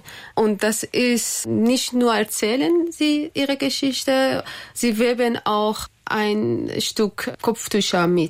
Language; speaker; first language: German; non-native, learner; Persian